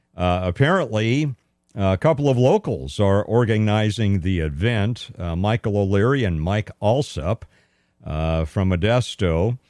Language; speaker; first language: English; native; English